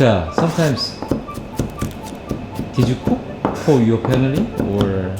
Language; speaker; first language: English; non-native, learner; Korean